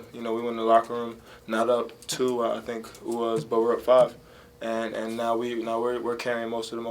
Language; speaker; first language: English; native; English